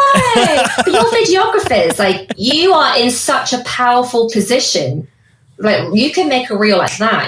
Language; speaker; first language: English; native; English